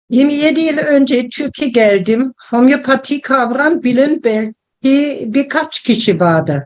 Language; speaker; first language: Turkish; non-native, learner; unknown